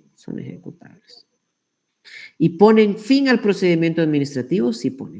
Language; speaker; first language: Spanish; native; Spanish